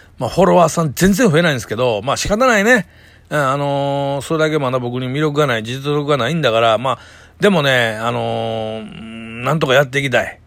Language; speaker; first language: Japanese; native; Japanese